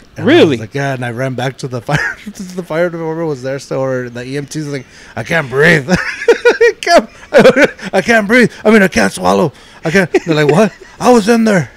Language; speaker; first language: English; native; English